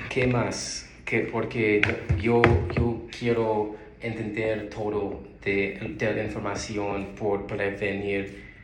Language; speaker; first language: Spanish; non-native, learner; English